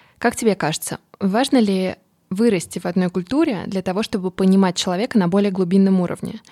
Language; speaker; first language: Russian; native; Russian